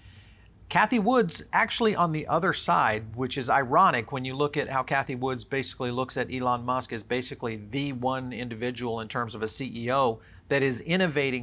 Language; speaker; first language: English; native; English